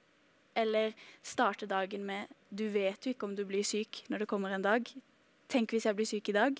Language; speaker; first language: Norwegian; native; Norwegian